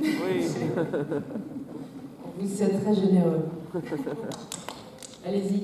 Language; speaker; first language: French; native; French